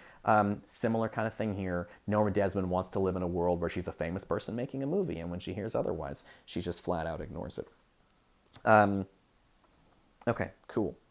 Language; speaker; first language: English; native; English